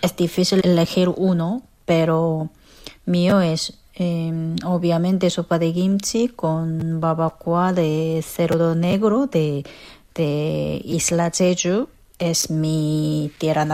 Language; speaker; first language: Spanish; non-native, fluent; Korean